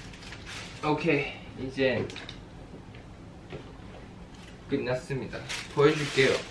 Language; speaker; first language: Korean; non-native, fluent; Thai